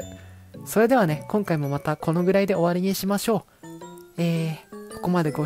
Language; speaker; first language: Japanese; native; Japanese